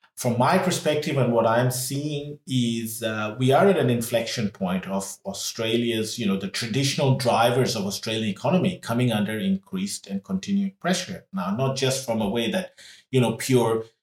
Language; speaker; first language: English; early bilingual, other home language; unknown